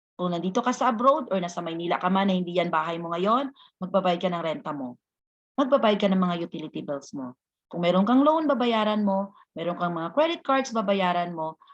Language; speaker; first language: Filipino; non-native, local second language; Hiligaynon